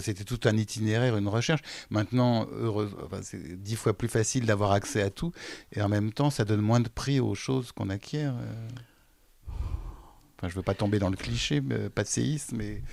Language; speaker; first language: French; native; French